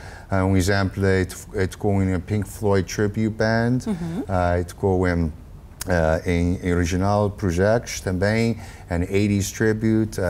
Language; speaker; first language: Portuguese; early bilingual, heritage; English